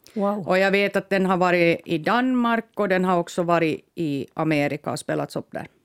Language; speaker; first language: Swedish; native; Swedish